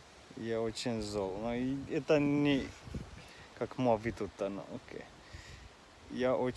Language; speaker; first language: Russian; non-native, learner; Finnish